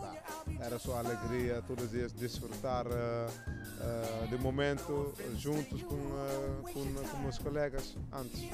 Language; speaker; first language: Portuguese; non-native, learner; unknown